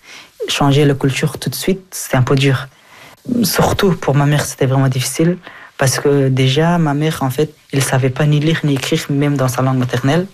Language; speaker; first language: French; non-native, fluent; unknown